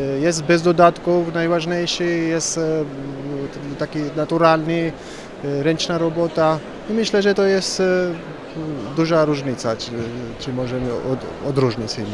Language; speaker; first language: Polish; non-native, learner; Georgian